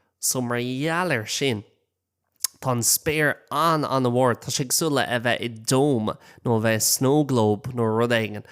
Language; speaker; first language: Irish; non-native, local second language; English